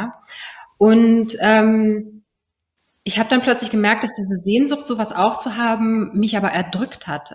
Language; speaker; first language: German; early bilingual, other home language; Persian